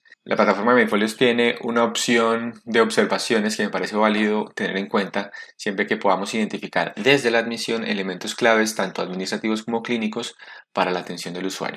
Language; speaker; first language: Spanish; native; Spanish